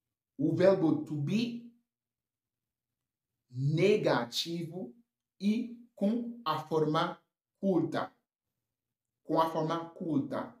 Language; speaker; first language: Portuguese; non-native, fluent; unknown